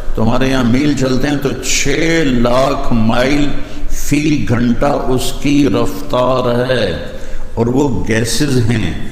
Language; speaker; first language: Urdu; non-native, local second language; Punjabi